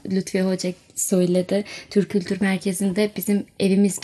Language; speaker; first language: Turkish; non-native, learner; Bosnian